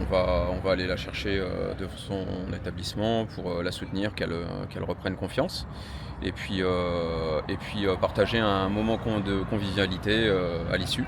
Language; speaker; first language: French; native; French